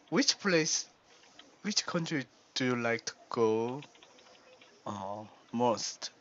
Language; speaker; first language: English; non-native, learner; Korean